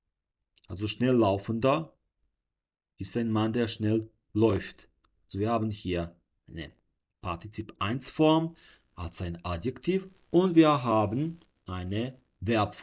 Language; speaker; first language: German; non-native, fluent; Serbian